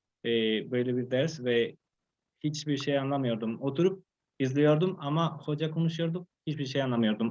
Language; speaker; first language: Turkish; non-native, fluent; Spanish